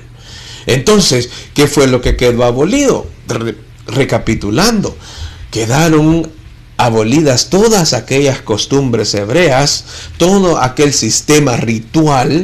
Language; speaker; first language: Spanish; native; Spanish